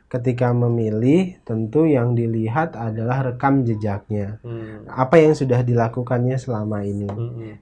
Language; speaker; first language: Indonesian; native; Indonesian